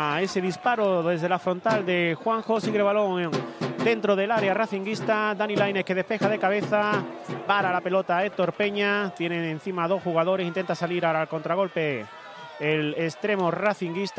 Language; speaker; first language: Spanish; native; Spanish